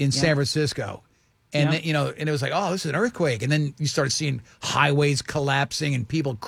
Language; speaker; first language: English; native; English